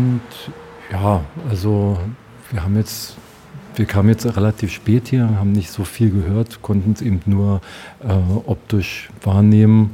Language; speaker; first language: German; native; German